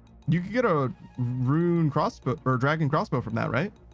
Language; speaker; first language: English; native; English